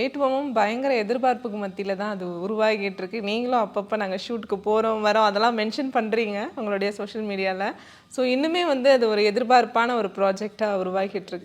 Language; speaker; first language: Tamil; native; Tamil